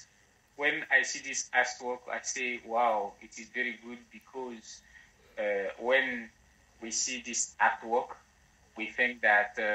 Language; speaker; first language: English; non-native, learner; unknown